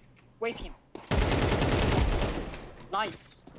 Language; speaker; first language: English; non-native, learner; Russian